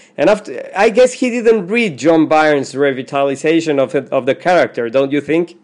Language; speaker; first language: English; non-native, fluent; Spanish